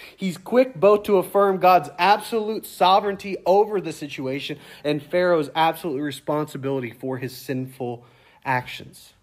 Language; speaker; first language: English; native; English